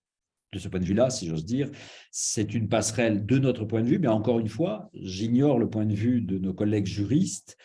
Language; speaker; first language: French; native; French